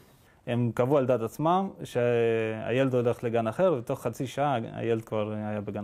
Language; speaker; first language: Hebrew; native; Hebrew